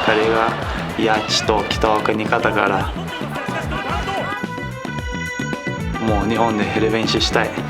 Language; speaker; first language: Japanese; non-native, learner; Portuguese